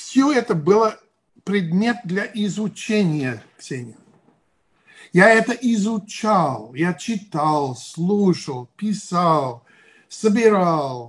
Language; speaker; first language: Russian; non-native, fluent; English